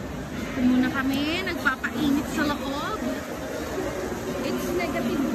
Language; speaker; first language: Filipino; native; Filipino